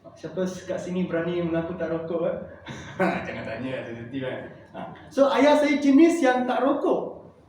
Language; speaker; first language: Malay; non-native, local second language; Chinese